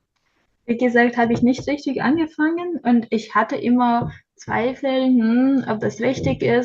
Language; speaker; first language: German; non-native, learner; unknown